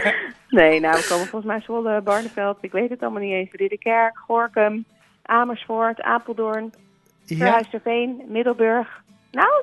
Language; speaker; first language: Dutch; native; Dutch